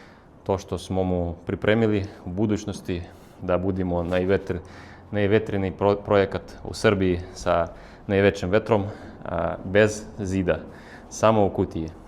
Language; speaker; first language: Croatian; non-native, fluent; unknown